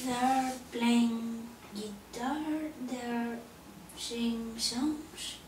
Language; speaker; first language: English; non-native, learner; Greek